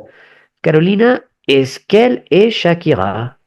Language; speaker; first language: French; non-native, fluent; Spanish